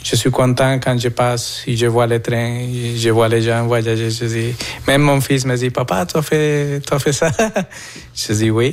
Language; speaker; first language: French; non-native, fluent; Spanish